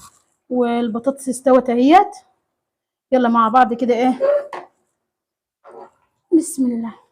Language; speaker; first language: Arabic; native; Arabic